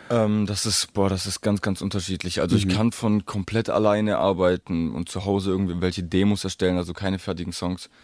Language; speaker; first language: German; native; German